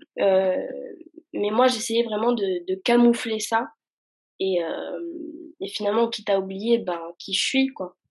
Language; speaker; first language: French; early bilingual, other home language; Arabic